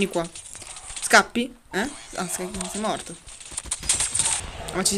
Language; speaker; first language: Italian; native; Italian